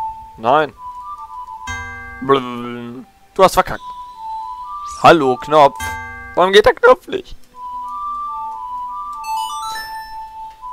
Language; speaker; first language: German; native; German